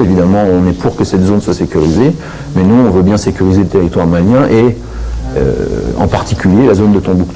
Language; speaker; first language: French; native; French